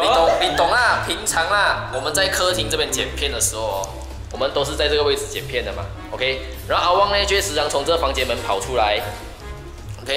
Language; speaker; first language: Chinese; native; Chinese